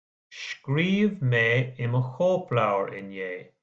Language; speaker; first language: Irish; non-native, local second language; English